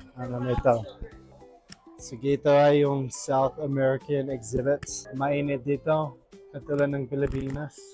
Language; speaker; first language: Filipino; non-native, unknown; English